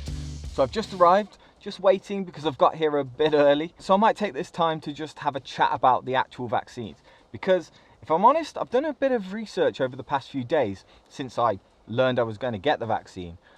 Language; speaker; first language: English; native; English